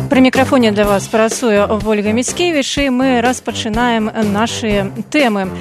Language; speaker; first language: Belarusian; native; Belarusian